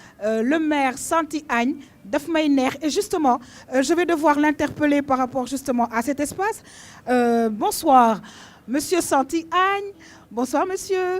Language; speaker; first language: French; non-native, local second language; Wolof